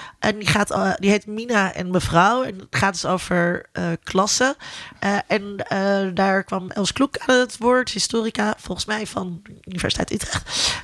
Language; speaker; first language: Dutch; native; Dutch